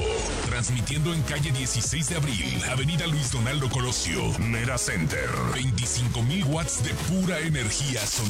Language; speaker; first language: Spanish; native; Spanish